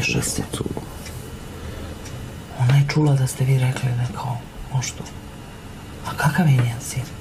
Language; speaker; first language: Serbian; native; Serbian